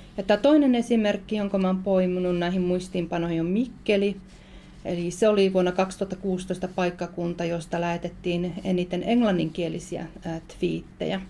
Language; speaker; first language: Finnish; native; Finnish